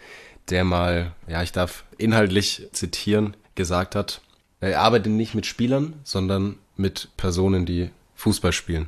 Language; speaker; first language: German; native; German